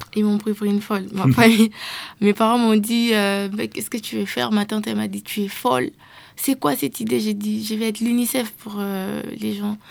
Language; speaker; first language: French; non-native, local second language; Lingala